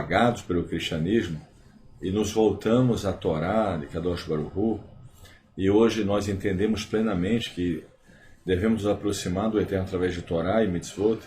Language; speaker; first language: Portuguese; native; Portuguese